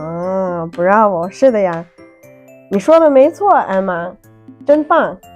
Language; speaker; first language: Chinese; native; Chinese